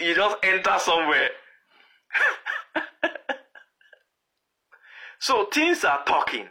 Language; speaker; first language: English; non-native, local second language; Yoruba